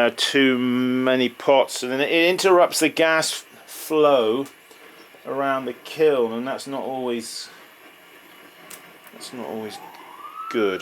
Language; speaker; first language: English; native; English